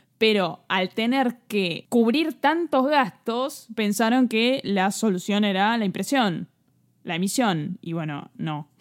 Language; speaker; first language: Spanish; native; Spanish